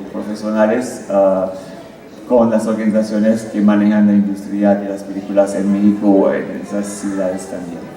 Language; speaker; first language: Spanish; non-native, fluent; French